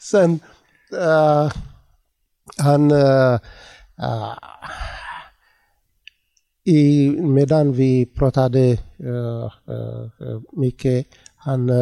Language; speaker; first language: Swedish; non-native, learner; Tigrinya